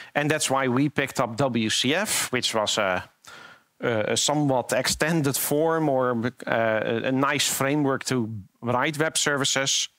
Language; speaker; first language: English; non-native, fluent; Dutch